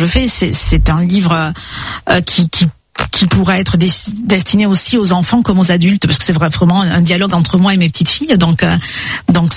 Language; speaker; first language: French; native; French